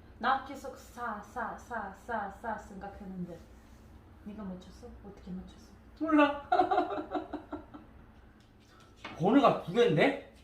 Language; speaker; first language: Korean; non-native, learner; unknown